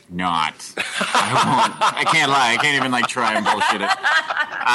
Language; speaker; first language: English; native; English